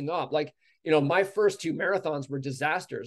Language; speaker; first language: English; native; English